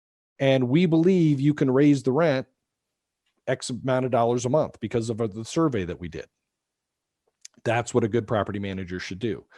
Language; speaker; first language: English; native; English